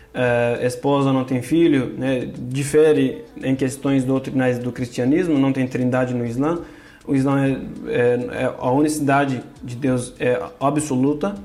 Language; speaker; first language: Portuguese; non-native, fluent; Turkish